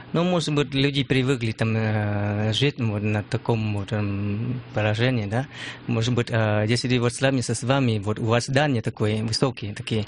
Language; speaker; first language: Russian; non-native, learner; Lao